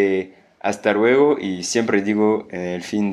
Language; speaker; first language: Spanish; non-native, fluent; French